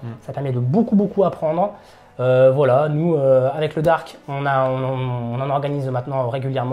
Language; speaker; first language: French; native; French